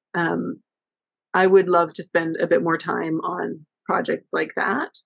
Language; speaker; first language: English; native; English